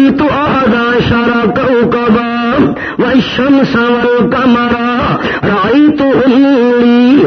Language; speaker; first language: Urdu; non-native, local second language; Saraiki